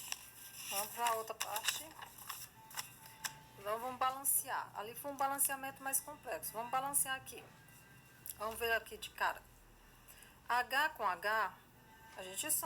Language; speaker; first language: Portuguese; native; Portuguese